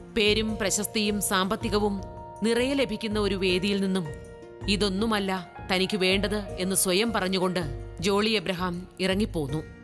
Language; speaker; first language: Malayalam; native; Malayalam